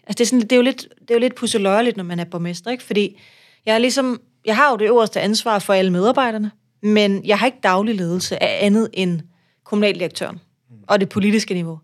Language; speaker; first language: Danish; native; Danish